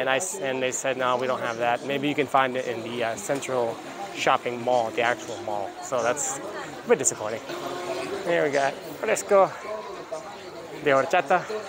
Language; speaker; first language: English; native; English